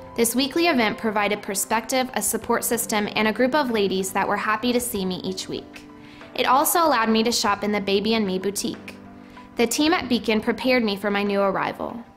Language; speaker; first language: English; native; English